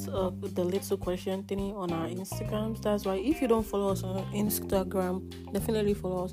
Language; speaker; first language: English; non-native, local second language; Yoruba